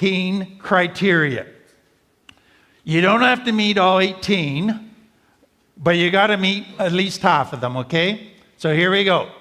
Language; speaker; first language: English; native; English